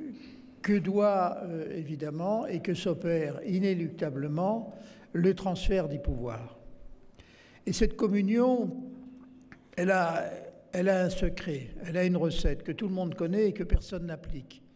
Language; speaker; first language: French; native; French